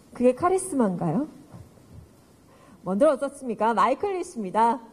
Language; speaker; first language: Korean; native; Korean